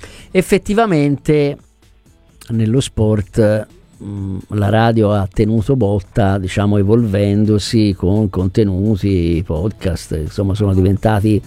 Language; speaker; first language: Italian; native; Italian